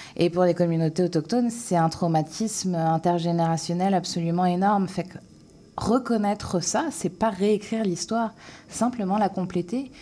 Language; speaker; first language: French; native; French